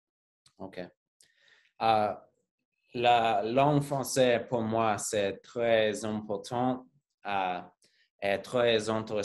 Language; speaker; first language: French; non-native, learner; English